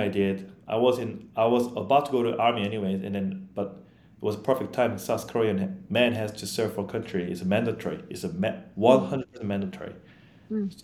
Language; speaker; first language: English; non-native, fluent; Korean